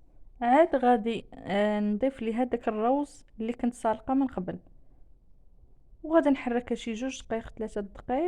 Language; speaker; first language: Arabic; native; Arabic